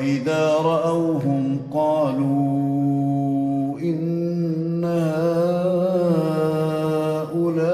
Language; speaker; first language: Arabic; native; Arabic